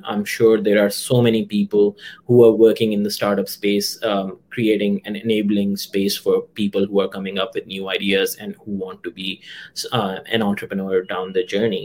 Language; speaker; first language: English; non-native, local second language; Urdu